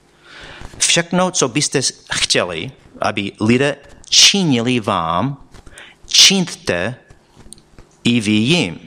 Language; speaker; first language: Czech; non-native, fluent; English